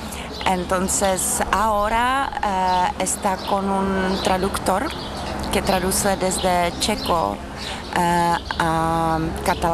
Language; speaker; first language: Spanish; non-native, fluent; Czech